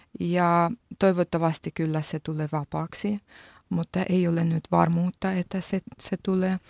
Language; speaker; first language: Finnish; non-native, learner; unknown